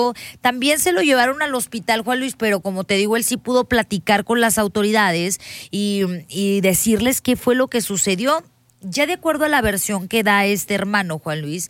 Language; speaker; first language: Spanish; native; Spanish